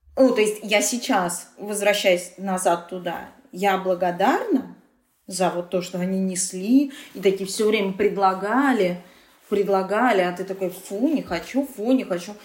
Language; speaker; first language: Russian; non-native, local second language; Tatar